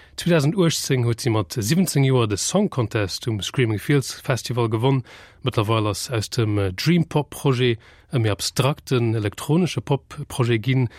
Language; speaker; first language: German; non-native, local second language; Luxembourgish